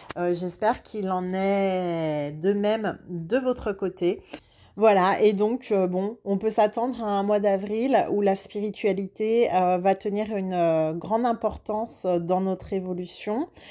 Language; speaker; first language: French; native; French